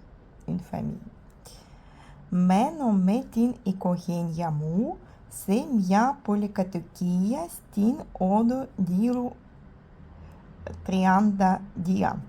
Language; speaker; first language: Greek; non-native, learner; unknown